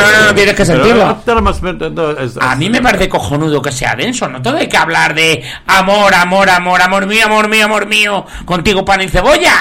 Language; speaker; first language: Spanish; native; Spanish